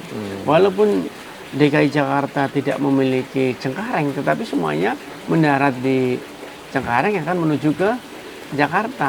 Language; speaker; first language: Indonesian; native; Indonesian